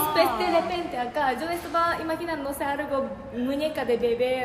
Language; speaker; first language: Spanish; non-native, learner; Japanese